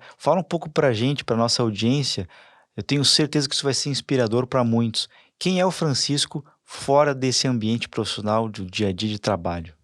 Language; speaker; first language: Portuguese; native; Portuguese